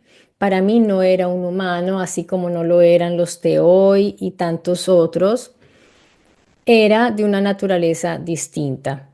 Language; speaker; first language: Spanish; native; Spanish